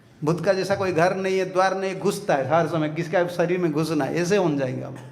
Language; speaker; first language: Hindi; non-native, local second language; Bangla